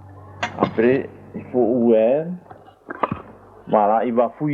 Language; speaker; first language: French; non-native, local second language; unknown